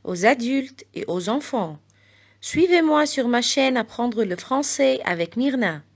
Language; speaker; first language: French; non-native, fluent; Arabic